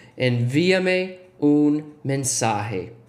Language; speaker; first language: Spanish; non-native, learner; English